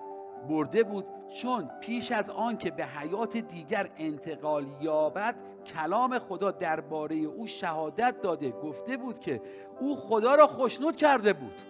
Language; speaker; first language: Persian; native; Persian